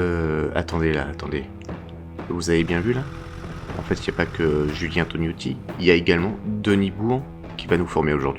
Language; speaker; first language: French; native; French